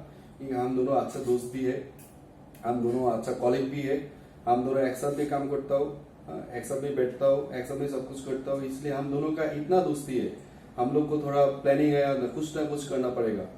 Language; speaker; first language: Hindi; non-native, learner; Bangla